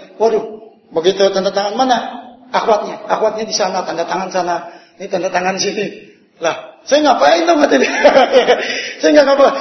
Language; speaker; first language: Indonesian; native; Indonesian